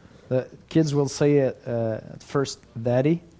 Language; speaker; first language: English; non-native, fluent; French